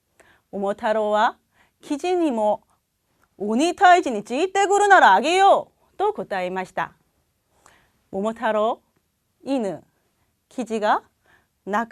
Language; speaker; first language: Japanese; non-native, fluent; Korean